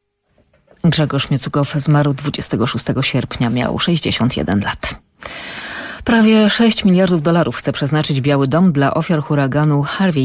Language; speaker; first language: Polish; native; Polish